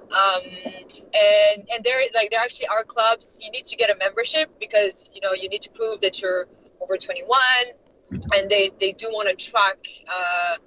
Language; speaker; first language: English; non-native, fluent; French